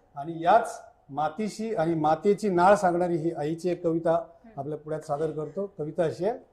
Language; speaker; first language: Marathi; native; Marathi